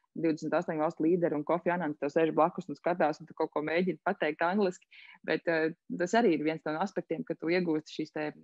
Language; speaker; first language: Latvian; native; Latvian